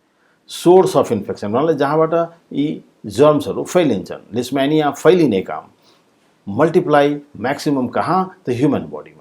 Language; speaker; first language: Nepali; native; Nepali